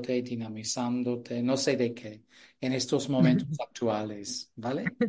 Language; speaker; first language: Spanish; non-native, fluent; English